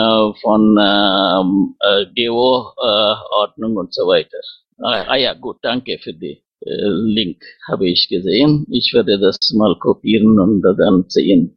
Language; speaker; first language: German; non-native, fluent; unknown